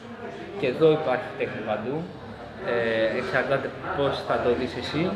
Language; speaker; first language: Greek; early bilingual, other home language; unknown